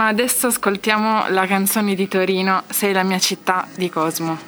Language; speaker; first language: Italian; native; Italian